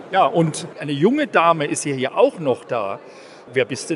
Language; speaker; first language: German; native; German